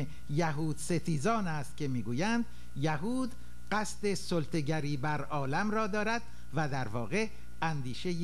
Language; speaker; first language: Persian; native; Persian